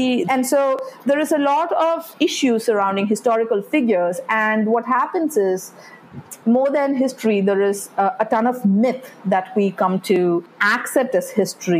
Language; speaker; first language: English; non-native, local second language; Malayalam